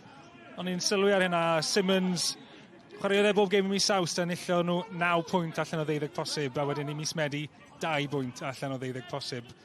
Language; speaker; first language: Welsh; native; Welsh